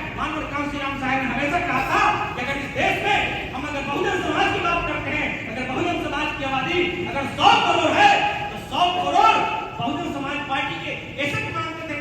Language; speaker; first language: Hindi; native; Hindi